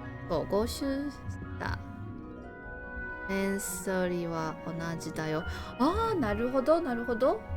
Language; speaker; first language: Japanese; non-native, learner; Chinese